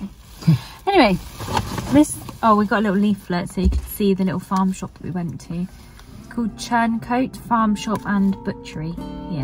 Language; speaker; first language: English; native; English